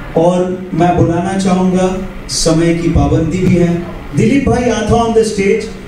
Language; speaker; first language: Hindi; non-native, local second language; Gujarati